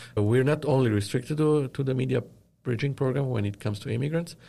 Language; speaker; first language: English; non-native, fluent; Arabic